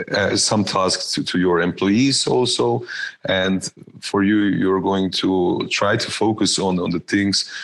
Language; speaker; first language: English; non-native, fluent; Croatian